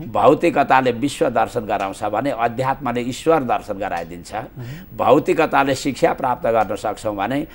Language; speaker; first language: Nepali; native; Nepali